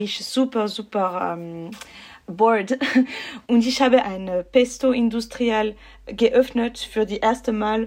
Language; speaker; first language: German; non-native, learner; French